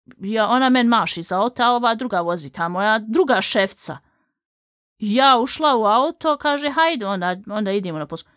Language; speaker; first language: Bosnian; early bilingual, heritage; Bosnian